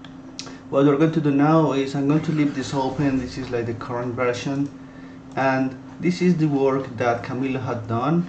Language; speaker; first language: English; non-native, fluent; Spanish